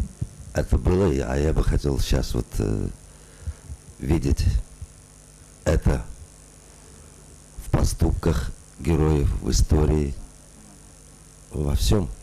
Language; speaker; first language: Russian; non-native, local second language; Uzbek